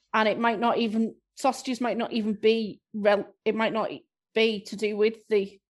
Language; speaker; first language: English; native; English